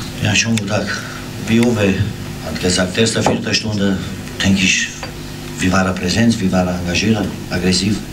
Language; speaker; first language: German; non-native, learner; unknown